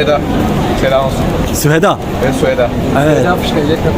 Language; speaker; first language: Turkish; native; Turkish